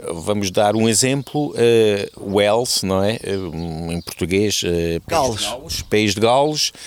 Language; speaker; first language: Portuguese; non-native, fluent; German